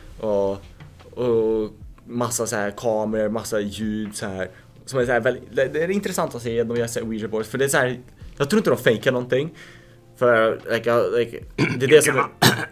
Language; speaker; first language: Swedish; native; Swedish